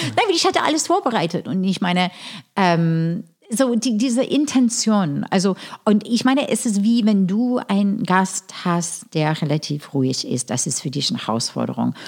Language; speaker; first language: German; non-native, fluent; English